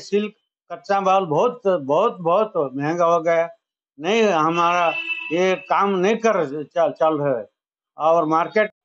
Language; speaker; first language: Hindi; non-native, local second language; Kannada